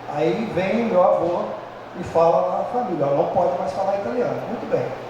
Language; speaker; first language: Portuguese; native; Portuguese